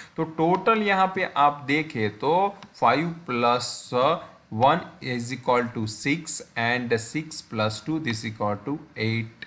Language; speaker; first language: Hindi; non-native, local second language; Gujarati